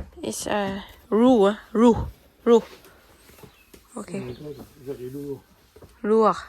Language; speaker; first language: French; non-native, learner; Thai